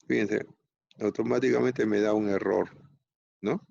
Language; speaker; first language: Spanish; native; Spanish